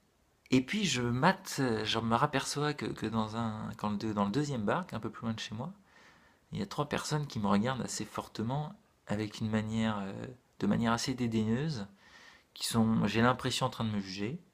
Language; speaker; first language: French; native; French